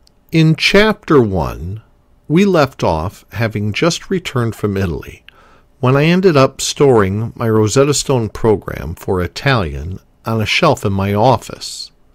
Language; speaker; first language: English; native; English